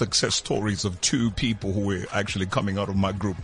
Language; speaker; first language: English; non-native, local second language; Tswana